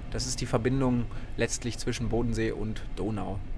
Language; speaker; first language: German; native; German